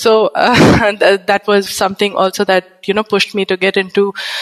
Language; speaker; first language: English; non-native, local second language; Bangla